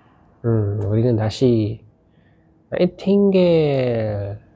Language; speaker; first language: Korean; non-native, learner; Indonesian